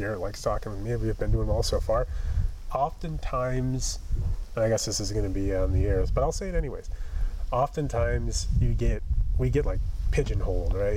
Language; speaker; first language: English; native; English